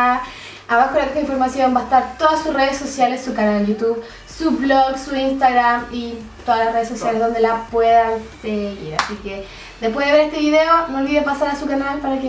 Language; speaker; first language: Spanish; native; Spanish